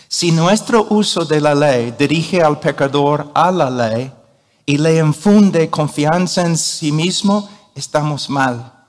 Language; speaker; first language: Spanish; non-native, fluent; English